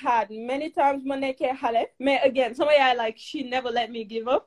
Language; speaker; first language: English; non-native, fluent; Wolof